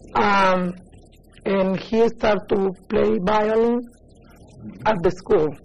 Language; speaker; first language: English; non-native, learner; Spanish